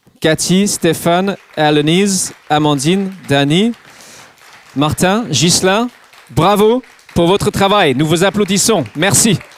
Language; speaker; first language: French; non-native, fluent; English